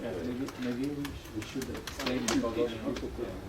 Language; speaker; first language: English; non-native, learner; Portuguese